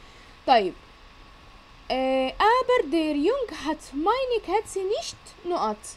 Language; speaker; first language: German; non-native, fluent; Arabic